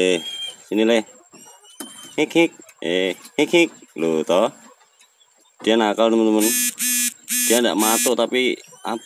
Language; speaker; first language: Malay; native; Malay